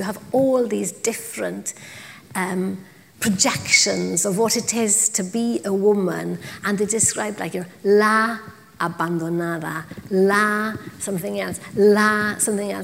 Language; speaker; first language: English; non-native, local second language; Welsh